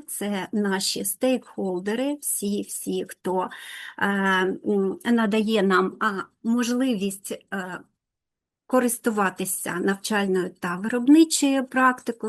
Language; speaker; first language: Ukrainian; non-native, local second language; Russian